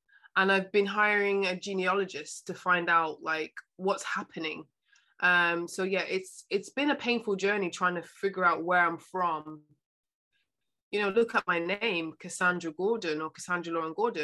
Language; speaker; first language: English; native; English